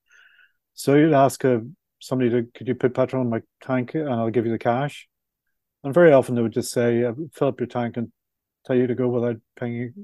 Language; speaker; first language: English; native; English